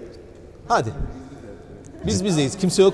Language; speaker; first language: Turkish; native; Turkish